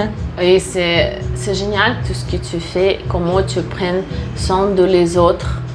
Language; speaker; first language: French; non-native, fluent; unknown